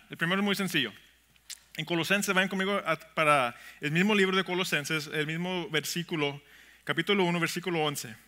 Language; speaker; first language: Spanish; early bilingual, heritage; Spanish